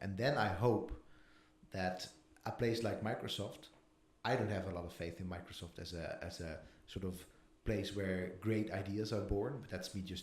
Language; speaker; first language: English; non-native, fluent; Dutch